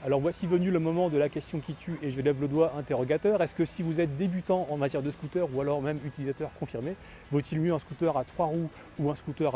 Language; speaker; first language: French; native; French